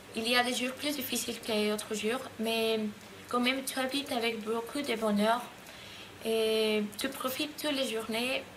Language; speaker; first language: French; non-native, learner; Spanish